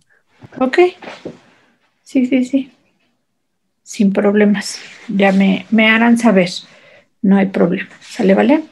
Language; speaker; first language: Spanish; native; Spanish